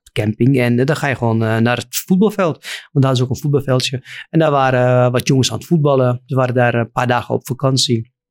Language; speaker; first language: Dutch; non-native, fluent; Arabic